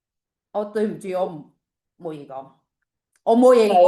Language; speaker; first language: Chinese; non-native, fluent; Indonesian